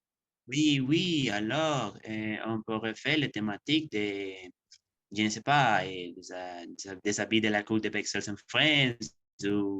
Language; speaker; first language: French; non-native, learner; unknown